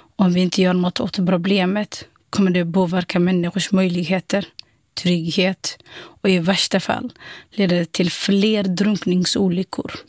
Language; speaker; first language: Swedish; non-native, fluent; Somali